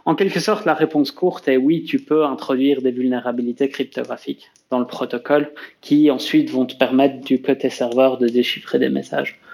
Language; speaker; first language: French; native; French